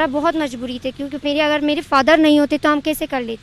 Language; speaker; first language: Hindi; non-native, learner; Persian